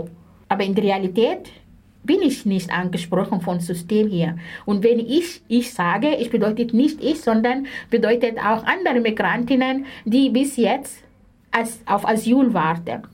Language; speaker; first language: German; non-native, fluent; Arabic